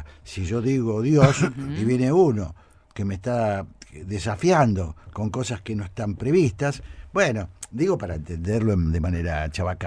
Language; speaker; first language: Spanish; native; Spanish